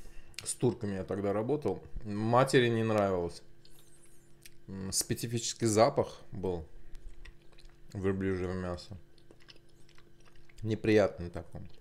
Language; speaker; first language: Russian; non-native, local second language; Azerbaijani